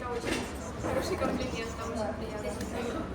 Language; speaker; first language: Russian; native; Russian